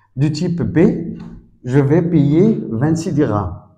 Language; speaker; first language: French; non-native, local second language; Arabic